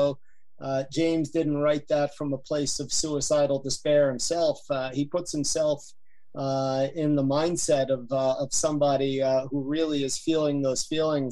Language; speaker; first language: English; native; English